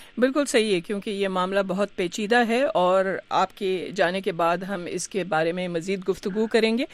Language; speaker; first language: Urdu; native; Urdu